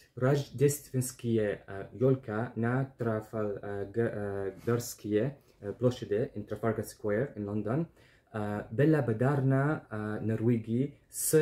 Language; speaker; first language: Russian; non-native, learner; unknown